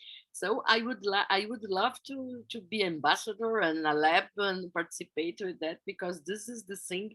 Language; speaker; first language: English; non-native, fluent; Portuguese